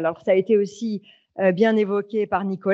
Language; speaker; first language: French; native; French